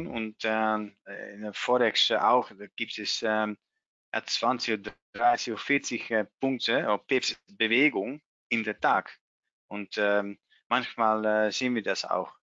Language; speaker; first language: German; non-native, learner; Dutch